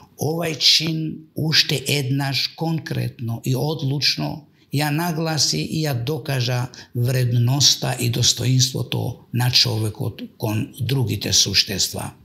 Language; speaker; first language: Macedonian; non-native, local second language; Albanian